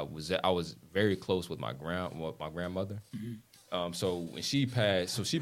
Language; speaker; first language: English; native; English